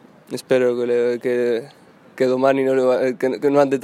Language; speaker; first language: Italian; non-native, learner; Spanish